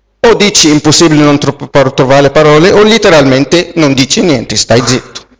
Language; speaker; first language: Italian; non-native, fluent; Arabic